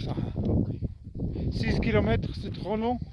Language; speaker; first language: French; non-native, learner; Albanian